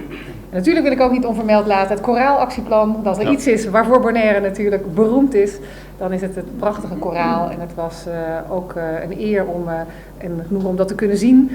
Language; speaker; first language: Dutch; native; Dutch